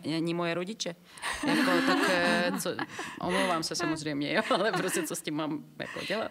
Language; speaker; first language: Czech; non-native, fluent; Russian